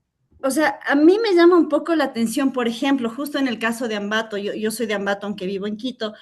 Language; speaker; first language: Spanish; native; Spanish